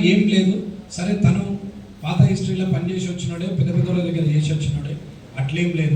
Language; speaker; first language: Telugu; native; Telugu